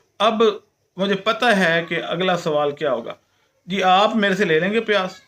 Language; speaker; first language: Urdu; non-native, local second language; Punjabi